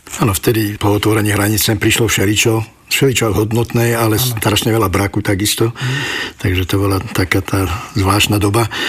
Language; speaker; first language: Slovak; native; Slovak